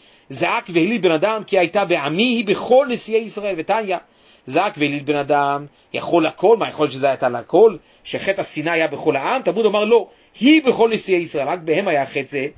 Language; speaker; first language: Hebrew; native; Hebrew